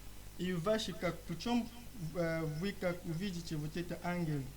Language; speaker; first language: Russian; non-native, learner; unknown